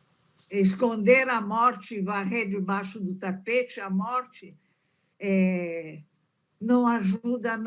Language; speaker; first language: Portuguese; early bilingual, other home language; Italian